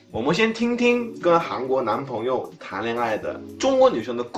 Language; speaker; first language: Chinese; non-native, fluent; Korean